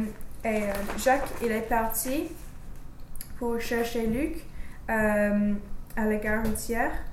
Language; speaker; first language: French; non-native, learner; English